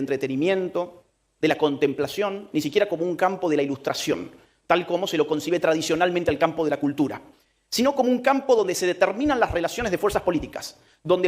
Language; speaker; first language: Spanish; native; Spanish